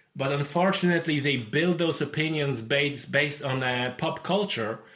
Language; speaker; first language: English; non-native, fluent; Polish